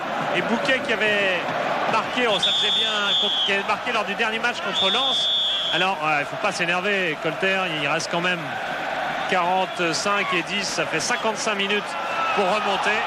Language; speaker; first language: French; native; French